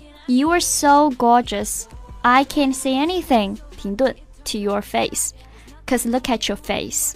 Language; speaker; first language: English; non-native, fluent; Chinese